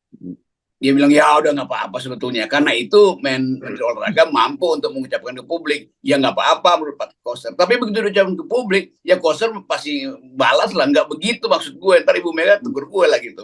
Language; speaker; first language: Indonesian; native; Indonesian